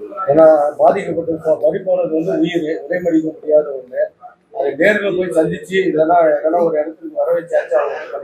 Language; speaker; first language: Tamil; native; Tamil